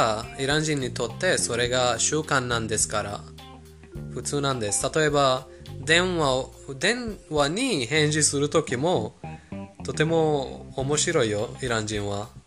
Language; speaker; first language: Japanese; non-native, fluent; Persian